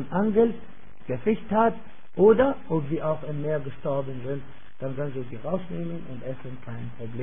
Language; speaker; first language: German; non-native, fluent; Arabic